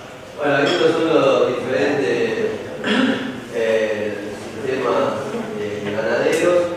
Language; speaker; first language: Spanish; native; Spanish